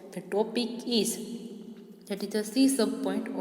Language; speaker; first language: English; non-native, local second language; Gujarati